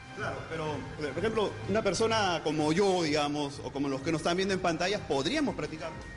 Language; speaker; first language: Spanish; native; Spanish